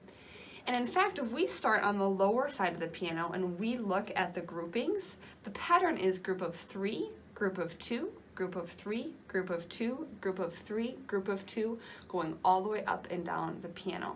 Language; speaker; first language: English; native; English